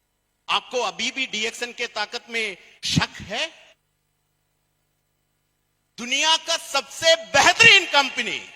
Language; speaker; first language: Hindi; non-native, fluent; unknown